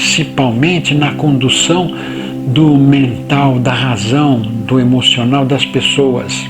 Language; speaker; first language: Portuguese; native; Portuguese